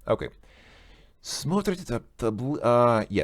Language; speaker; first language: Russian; non-native, learner; English